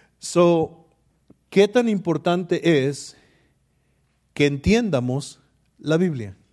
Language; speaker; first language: Spanish; early bilingual, heritage; English